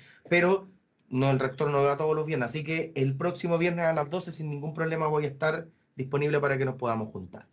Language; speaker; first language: Spanish; native; Spanish